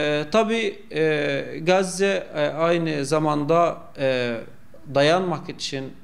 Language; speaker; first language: Turkish; non-native, fluent; Arabic